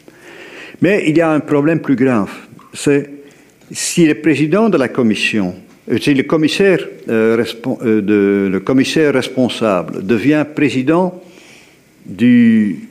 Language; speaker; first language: French; native; French